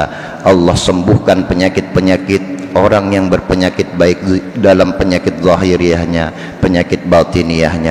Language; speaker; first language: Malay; non-native, local second language; Banjar